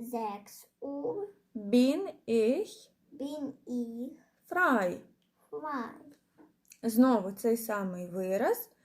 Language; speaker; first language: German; non-native, fluent; Ukrainian